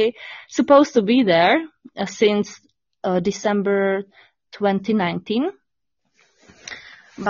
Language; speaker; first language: English; non-native, learner; Czech